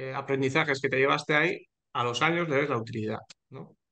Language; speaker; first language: Spanish; native; Spanish